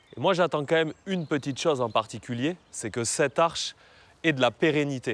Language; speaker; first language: French; native; French